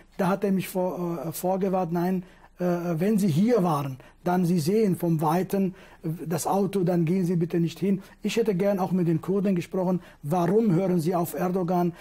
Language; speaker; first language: German; non-native, fluent; Kurdish